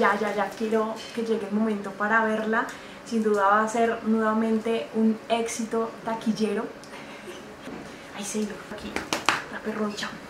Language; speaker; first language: Spanish; native; Spanish